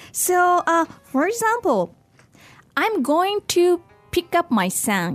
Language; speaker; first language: English; non-native, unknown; Japanese